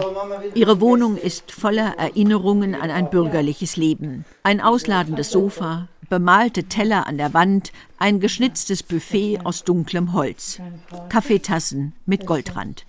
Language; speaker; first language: German; native; German